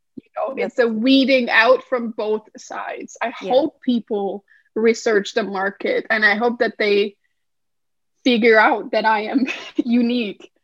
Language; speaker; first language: English; non-native, fluent; Danish